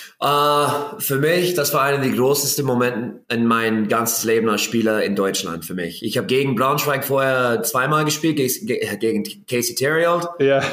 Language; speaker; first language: German; non-native, learner; English